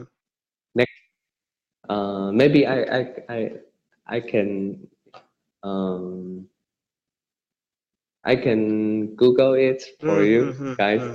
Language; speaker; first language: English; non-native, learner; Chinese